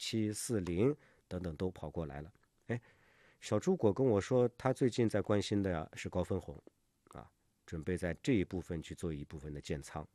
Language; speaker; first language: Chinese; native; Chinese